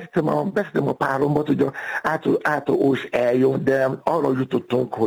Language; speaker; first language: Hungarian; non-native, fluent; Yoruba